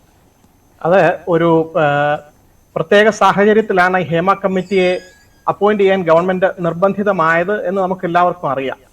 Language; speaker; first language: Malayalam; native; Malayalam